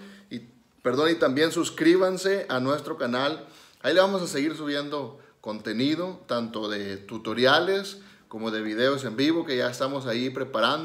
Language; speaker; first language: Spanish; native; Spanish